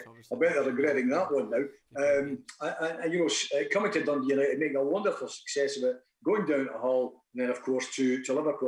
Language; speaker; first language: English; native; English